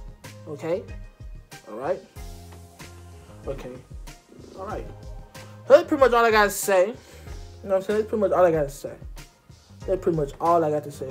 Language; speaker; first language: English; native; English